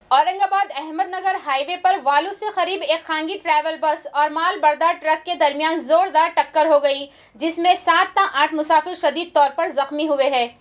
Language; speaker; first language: Urdu; native; Urdu